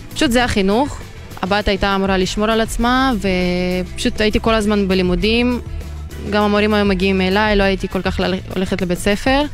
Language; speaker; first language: Hebrew; non-native, fluent; Azerbaijani